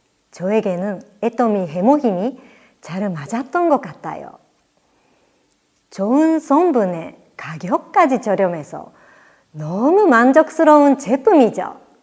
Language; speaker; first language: Korean; non-native, fluent; Japanese